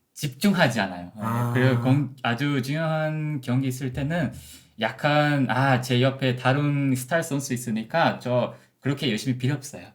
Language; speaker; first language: Korean; non-native, learner; Portuguese